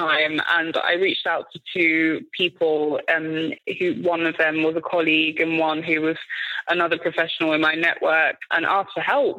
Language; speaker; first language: English; native; English